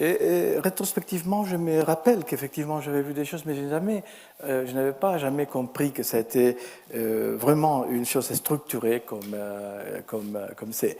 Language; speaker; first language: French; non-native, fluent; Spanish